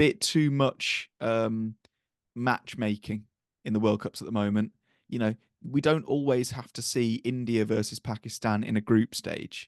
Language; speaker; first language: English; native; English